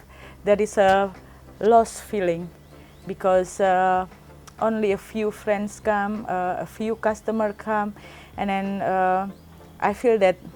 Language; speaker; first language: English; non-native, learner; Indonesian